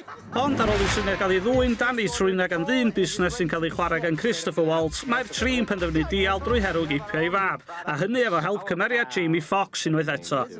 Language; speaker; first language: Welsh; native; Welsh